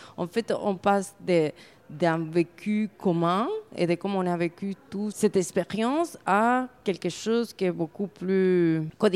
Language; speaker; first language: French; non-native, fluent; Spanish